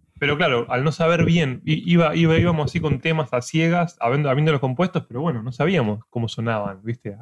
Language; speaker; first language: Spanish; native; Spanish